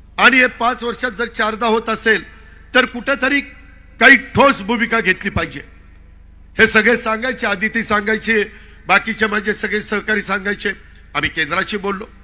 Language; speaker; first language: Marathi; native; Marathi